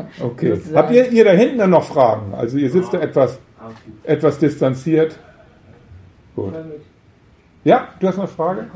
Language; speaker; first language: German; native; German